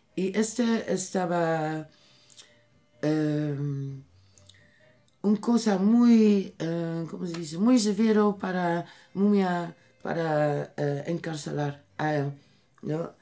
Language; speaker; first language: Spanish; non-native, learner; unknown